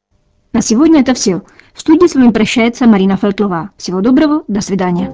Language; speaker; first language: Russian; native; Russian